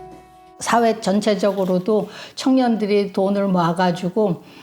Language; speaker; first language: Korean; native; Korean